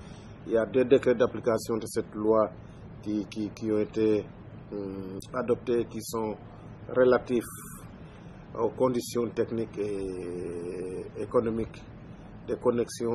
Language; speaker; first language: French; non-native, local second language; Wolof